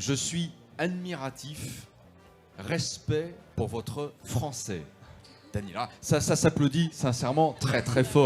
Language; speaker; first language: French; native; French